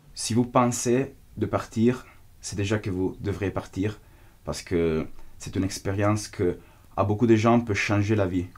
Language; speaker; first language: French; non-native, fluent; Italian